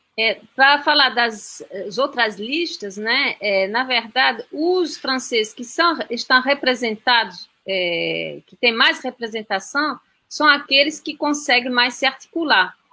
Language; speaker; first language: Portuguese; non-native, fluent; French